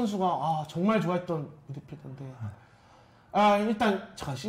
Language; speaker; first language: Korean; native; Korean